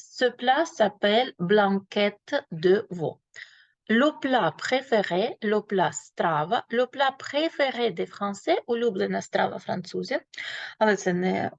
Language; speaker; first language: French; non-native, fluent; Ukrainian